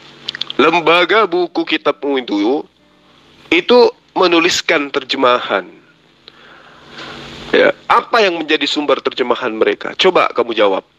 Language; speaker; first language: Indonesian; native; Indonesian